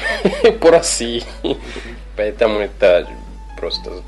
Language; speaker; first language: Russian; non-native, fluent; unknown